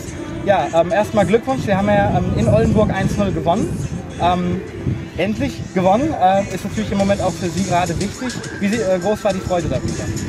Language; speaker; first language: German; native; German